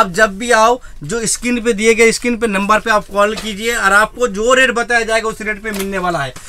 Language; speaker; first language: Hindi; non-native, local second language; Bangla